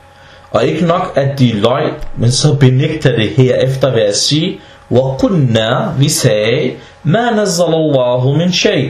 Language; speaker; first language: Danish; early bilingual, other home language; Arabic